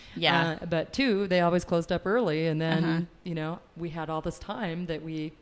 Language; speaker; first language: English; native; English